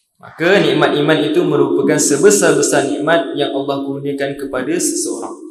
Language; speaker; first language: Malay; native; Malay